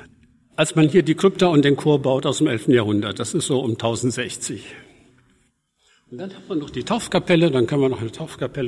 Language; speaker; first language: German; native; German